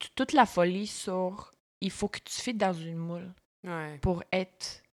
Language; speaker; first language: French; early bilingual, other home language; Bulgarian